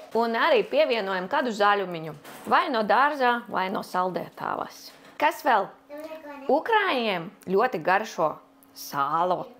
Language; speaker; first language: Latvian; non-native, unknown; Ukrainian